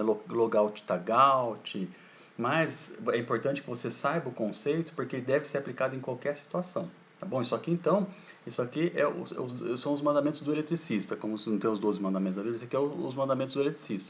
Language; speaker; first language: Portuguese; native; Portuguese